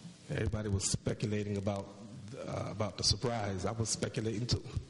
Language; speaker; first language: English; native; English